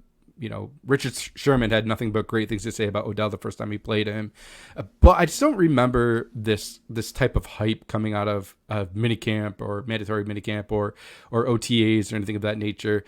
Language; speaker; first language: English; native; English